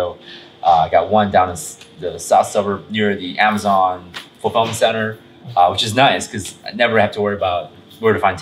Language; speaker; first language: English; native; English